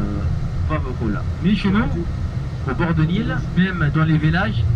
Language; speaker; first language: French; non-native, learner; Arabic